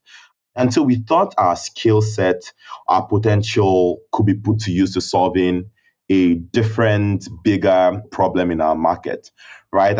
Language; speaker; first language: English; non-native, local second language; Igbo